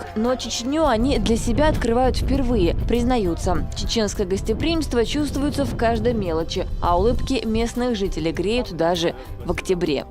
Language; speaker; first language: Russian; native; Russian